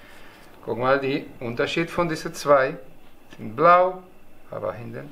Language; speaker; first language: German; non-native, learner; Spanish